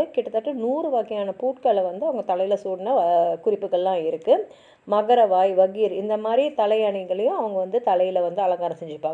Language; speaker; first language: Tamil; native; Tamil